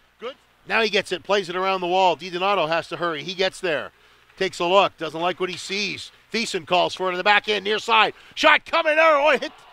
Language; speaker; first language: English; native; English